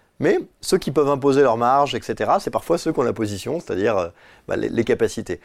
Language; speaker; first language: French; native; French